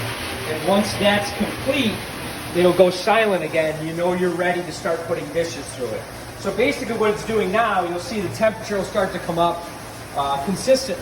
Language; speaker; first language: English; native; English